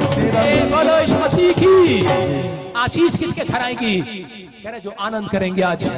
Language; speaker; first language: Hindi; non-native, local second language; Punjabi